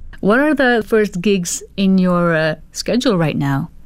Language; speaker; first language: English; non-native, fluent; Dutch